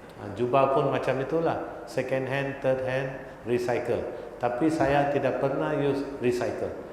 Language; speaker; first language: Malay; non-native, local second language; Tamil